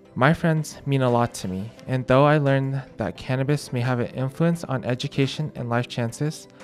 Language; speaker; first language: English; native; English